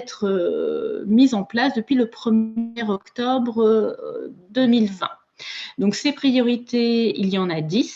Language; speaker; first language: French; native; French